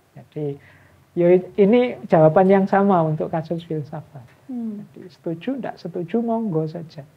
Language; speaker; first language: Indonesian; non-native, local second language; Javanese